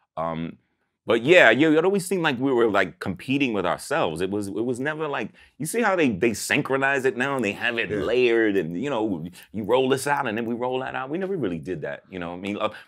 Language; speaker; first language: English; native; English